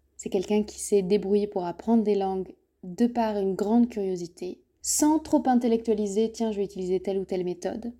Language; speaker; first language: French; native; French